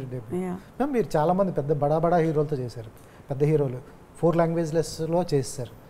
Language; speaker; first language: Telugu; native; Telugu